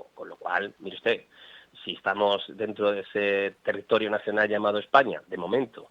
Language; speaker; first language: Spanish; native; Spanish